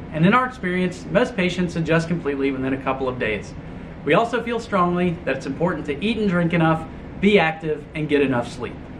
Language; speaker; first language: English; native; English